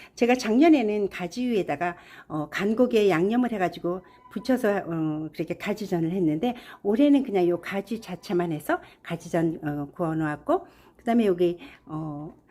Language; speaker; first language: Korean; native; Korean